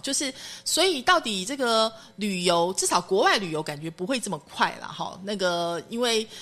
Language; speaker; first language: Chinese; native; Chinese